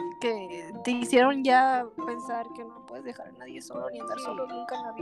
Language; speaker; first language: Spanish; native; Spanish